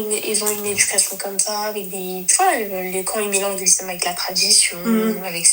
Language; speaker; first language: French; native; French